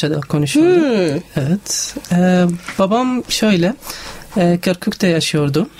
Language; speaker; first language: Turkish; non-native, learner; Arabic